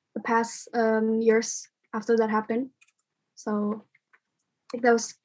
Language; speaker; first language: English; non-native, fluent; Indonesian